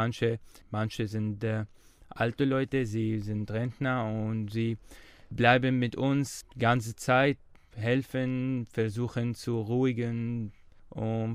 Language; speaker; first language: German; non-native, learner; Arabic